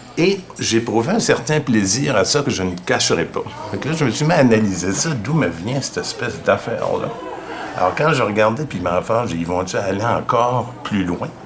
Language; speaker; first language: French; native; French